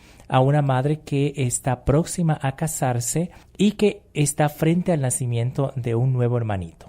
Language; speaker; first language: Spanish; native; Spanish